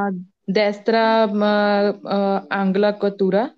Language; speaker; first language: Italian; non-native, learner; Punjabi